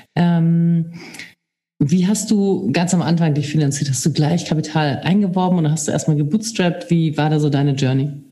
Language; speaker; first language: German; native; German